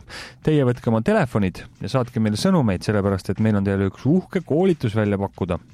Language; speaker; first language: Estonian; native; Estonian